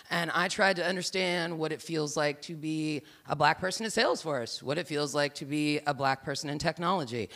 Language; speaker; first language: English; native; English